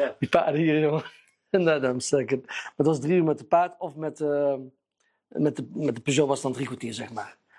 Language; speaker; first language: Dutch; early bilingual, other home language; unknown